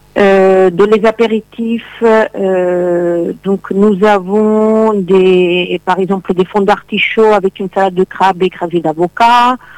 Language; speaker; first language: French; non-native, fluent; Italian